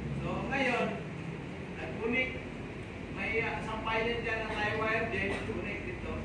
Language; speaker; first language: Filipino; non-native, local second language; Cebuano